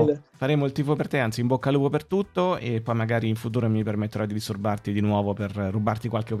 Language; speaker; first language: Italian; native; Italian